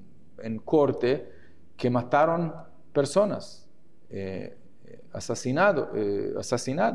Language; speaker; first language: Spanish; non-native, fluent; Hebrew